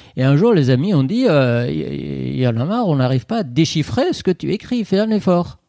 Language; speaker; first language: French; non-native, fluent; Persian